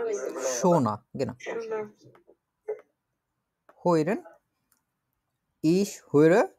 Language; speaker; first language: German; non-native, learner; Bangla